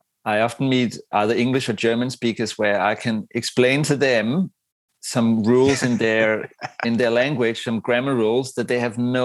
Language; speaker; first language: English; non-native, fluent; Danish